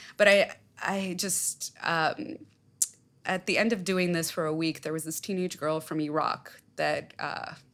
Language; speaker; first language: English; native; English